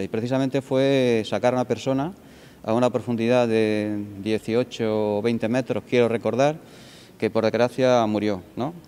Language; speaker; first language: Spanish; native; Spanish